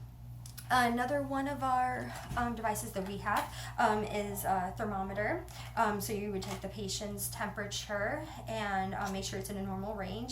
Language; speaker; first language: English; native; English